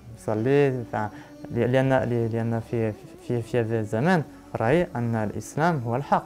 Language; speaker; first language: Arabic; non-native, learner; French